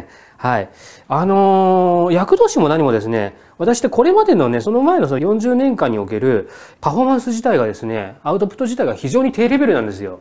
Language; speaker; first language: Japanese; native; Japanese